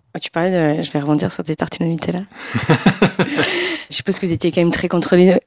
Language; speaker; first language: French; native; French